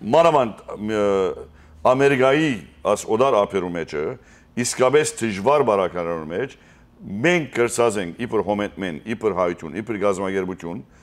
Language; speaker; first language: Armenian; early bilingual, heritage; Armenian